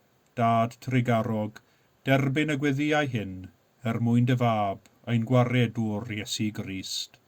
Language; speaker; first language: Welsh; native; Welsh